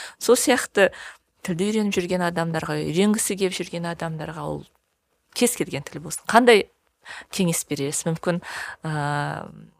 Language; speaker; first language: Kazakh; native; Kazakh